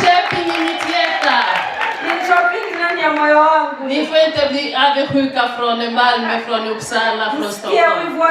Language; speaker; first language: Swedish; non-native, fluent; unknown